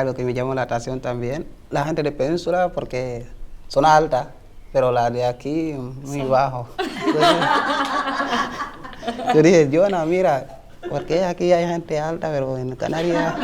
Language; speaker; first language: Spanish; non-native, learner; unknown